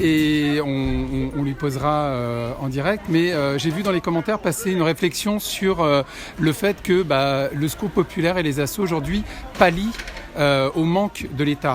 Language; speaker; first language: French; native; French